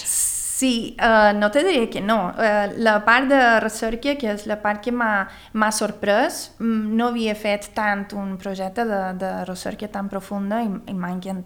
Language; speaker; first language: Catalan; early bilingual, other home language; Swedish